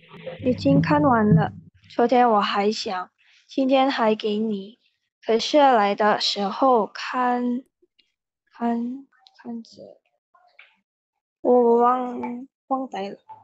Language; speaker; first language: Chinese; non-native, learner; Indonesian